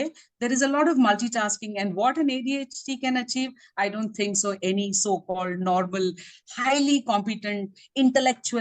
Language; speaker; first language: English; non-native, local second language; Tamil